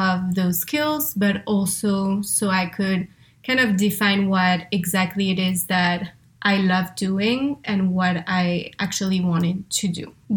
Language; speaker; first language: English; non-native, fluent; French